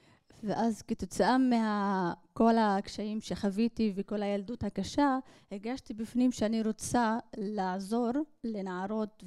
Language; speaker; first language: Hebrew; non-native, local second language; Arabic